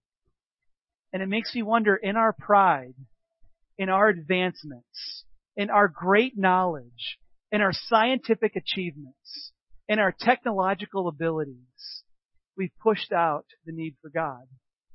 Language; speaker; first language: English; native; English